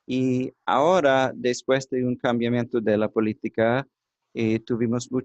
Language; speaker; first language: Spanish; non-native, learner; English